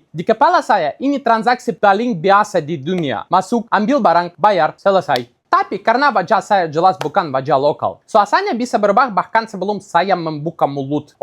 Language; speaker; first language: Indonesian; non-native, fluent; Russian